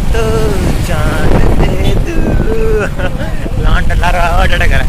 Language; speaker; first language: Hindi; native; Hindi